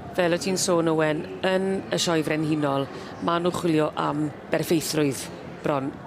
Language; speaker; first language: Welsh; native; Welsh